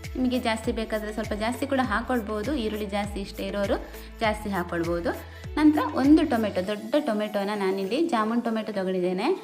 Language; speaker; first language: Kannada; non-native, local second language; Tulu